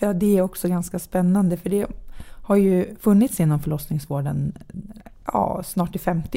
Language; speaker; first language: Swedish; native; Swedish